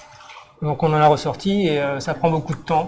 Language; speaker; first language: French; native; French